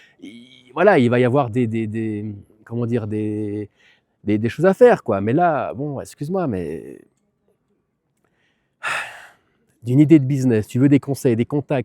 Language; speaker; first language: French; native; French